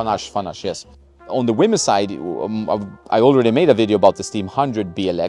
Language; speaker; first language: English; non-native, fluent; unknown